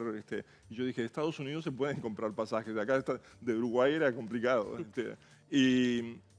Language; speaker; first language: Spanish; native; Spanish